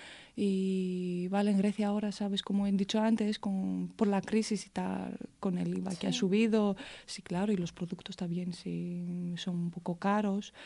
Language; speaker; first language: Spanish; non-native, fluent; Greek